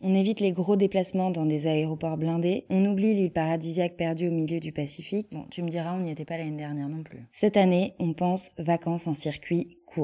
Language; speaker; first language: French; native; French